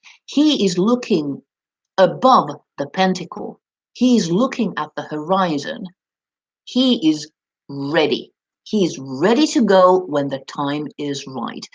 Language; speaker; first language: English; non-native, fluent; Finnish